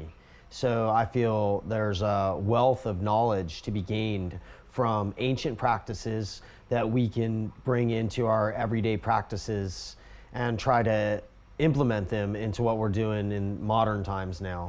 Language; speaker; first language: English; native; English